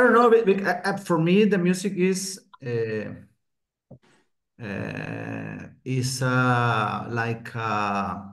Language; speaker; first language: English; non-native, learner; Spanish